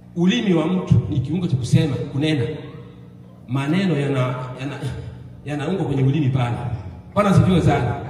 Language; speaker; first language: Swahili; non-native, local second language; Bembe